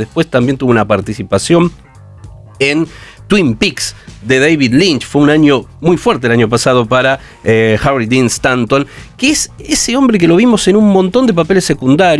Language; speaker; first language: Spanish; native; Spanish